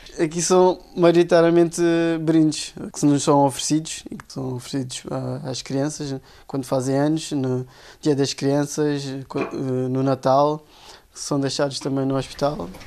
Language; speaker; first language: Portuguese; early bilingual, other home language; Kabuverdianu